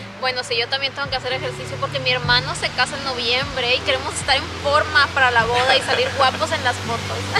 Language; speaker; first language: Spanish; native; Spanish